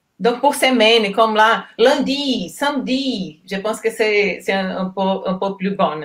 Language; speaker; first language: French; non-native, learner; Portuguese